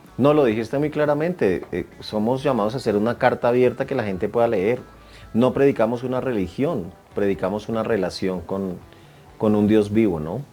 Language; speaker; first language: Spanish; native; Spanish